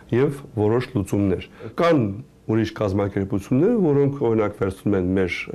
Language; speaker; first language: Armenian; early bilingual, heritage; Armenian